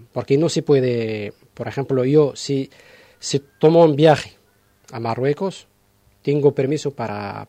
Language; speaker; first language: Spanish; non-native, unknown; Arabic